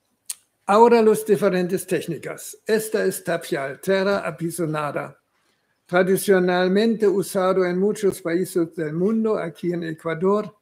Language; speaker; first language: Spanish; non-native, fluent; German